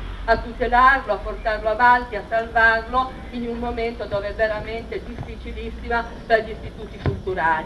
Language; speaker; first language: Italian; native; Italian